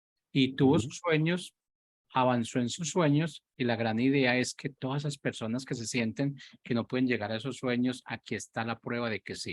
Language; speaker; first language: Spanish; native; Spanish